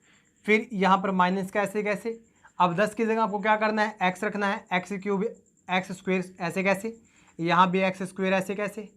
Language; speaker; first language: Hindi; native; Hindi